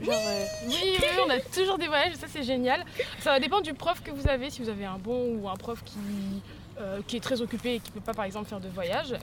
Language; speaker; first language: French; native; French